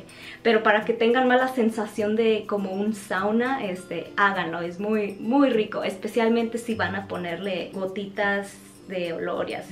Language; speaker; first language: Spanish; native; Spanish